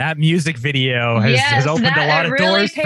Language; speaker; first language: English; native; English